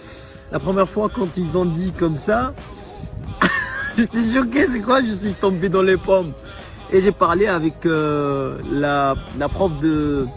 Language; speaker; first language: French; non-native, fluent; Arabic